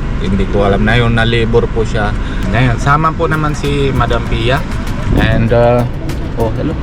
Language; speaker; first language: Filipino; non-native, learner; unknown